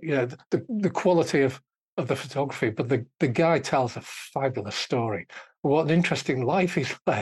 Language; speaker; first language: English; native; English